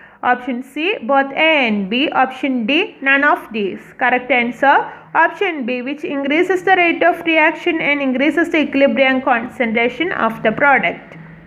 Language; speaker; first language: English; non-native, local second language; Malayalam